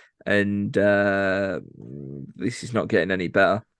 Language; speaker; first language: English; native; English